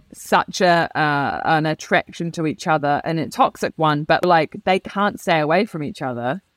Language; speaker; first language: English; native; English